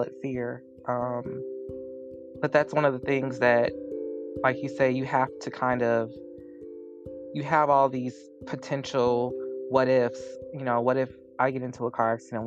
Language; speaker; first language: English; native; English